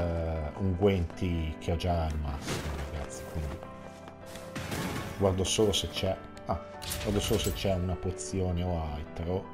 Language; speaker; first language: Italian; native; Italian